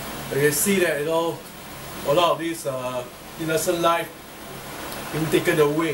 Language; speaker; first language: English; non-native, local second language; Chinese